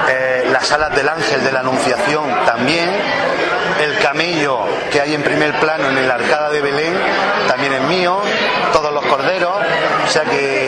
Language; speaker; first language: Spanish; native; Spanish